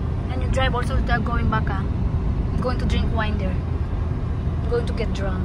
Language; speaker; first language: English; non-native, local second language; Filipino